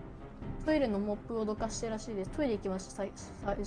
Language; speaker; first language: Japanese; native; Japanese